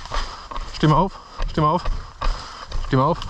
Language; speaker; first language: German; native; German